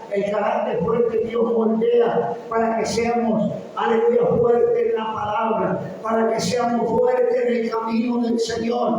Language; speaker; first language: Spanish; native; Spanish